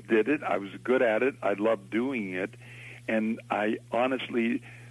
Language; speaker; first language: English; native; English